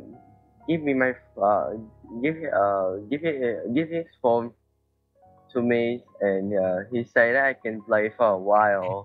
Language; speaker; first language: English; non-native, learner; Vietnamese